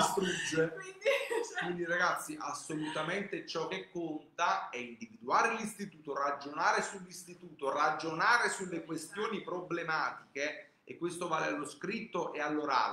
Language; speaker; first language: Italian; native; Italian